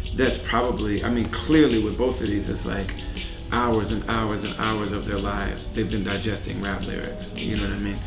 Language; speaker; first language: English; native; English